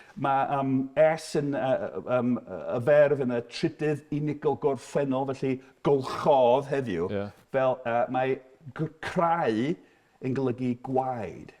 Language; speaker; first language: Welsh; non-native, fluent; English